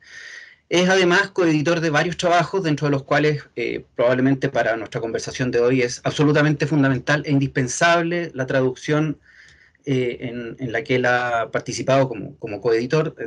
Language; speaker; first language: Spanish; native; Spanish